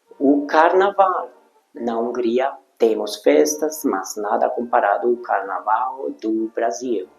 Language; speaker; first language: Portuguese; non-native, fluent; Hungarian